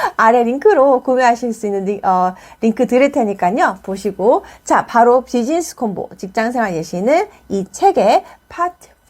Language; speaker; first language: Korean; native; Korean